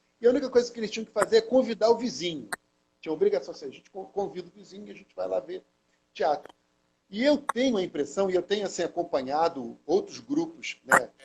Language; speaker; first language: Portuguese; native; Portuguese